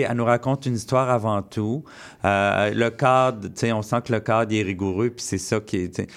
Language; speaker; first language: French; native; French